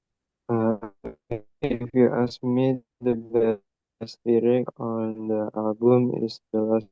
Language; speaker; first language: English; non-native, learner; Indonesian